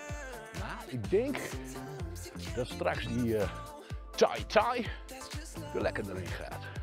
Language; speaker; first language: Dutch; native; Dutch